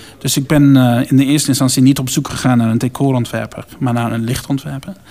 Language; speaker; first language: Dutch; non-native, fluent; English